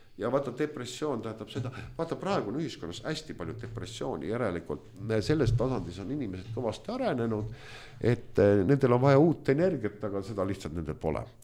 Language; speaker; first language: Estonian; non-native, local second language; Russian